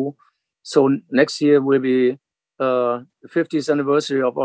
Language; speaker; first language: English; non-native, fluent; German